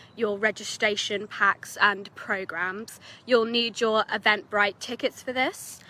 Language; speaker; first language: English; native; English